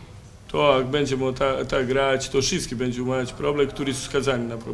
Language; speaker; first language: Polish; non-native, learner; Serbian